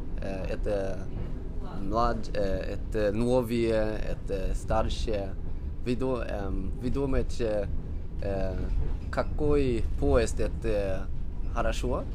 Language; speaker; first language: Russian; non-native, learner; Swedish